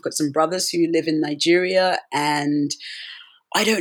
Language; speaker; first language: English; native; English